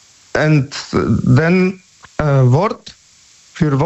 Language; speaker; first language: German; non-native, learner; Polish